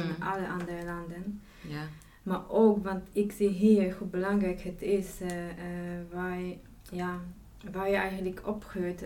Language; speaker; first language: Dutch; non-native, fluent; Polish